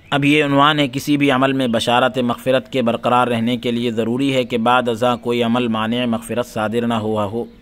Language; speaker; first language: Urdu; native; Urdu